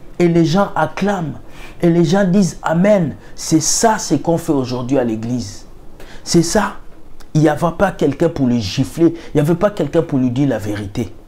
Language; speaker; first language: French; non-native, local second language; Lingala